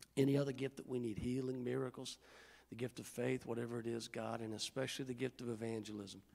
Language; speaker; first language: English; native; English